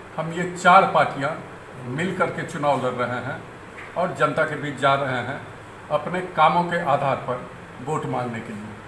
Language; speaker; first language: Hindi; native; Hindi